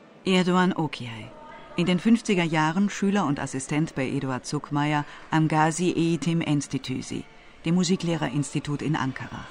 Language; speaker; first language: German; native; German